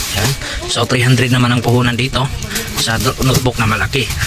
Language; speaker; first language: Filipino; non-native, local second language; Cebuano